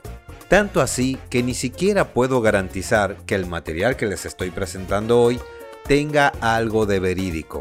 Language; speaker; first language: Spanish; native; Spanish